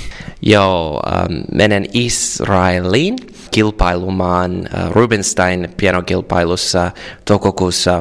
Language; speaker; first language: Finnish; non-native, learner; English